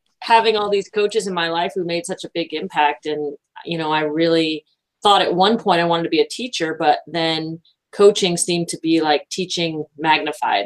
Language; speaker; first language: English; native; English